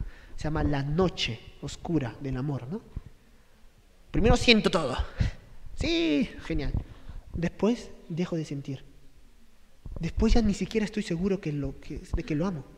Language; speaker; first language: Spanish; native; Spanish